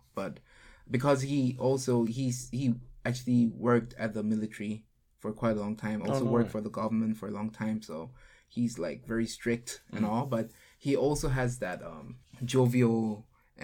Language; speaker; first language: English; non-native, local second language; Korean